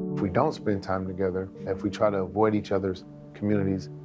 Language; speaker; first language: English; native; English